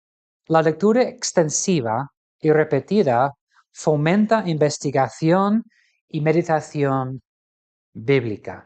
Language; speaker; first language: Spanish; non-native, fluent; English